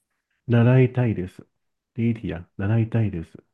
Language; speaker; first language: Japanese; non-native, fluent; Chinese